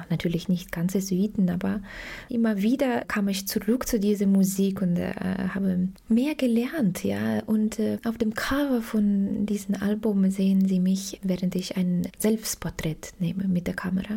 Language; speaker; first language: German; non-native, fluent; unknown